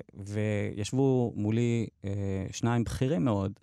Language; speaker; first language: Hebrew; native; Hebrew